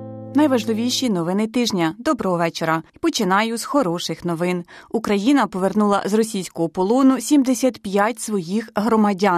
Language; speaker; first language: Ukrainian; native; Ukrainian